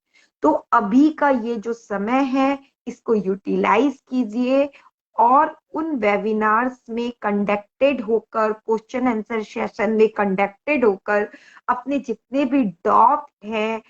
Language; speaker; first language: Hindi; native; Hindi